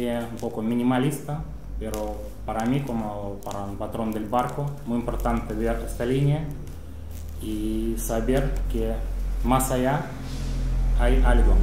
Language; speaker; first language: Spanish; non-native, fluent; Russian